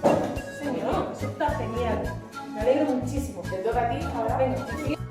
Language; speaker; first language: Spanish; native; Spanish